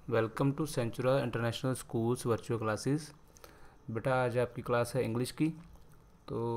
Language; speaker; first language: Hindi; non-native, local second language; Punjabi